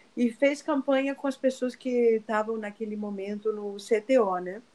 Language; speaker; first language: Portuguese; non-native, fluent; Spanish